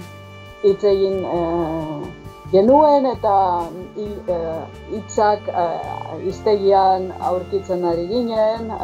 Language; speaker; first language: Basque; non-native, fluent; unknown